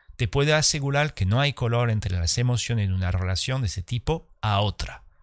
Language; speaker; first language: Spanish; early bilingual, heritage; Spanish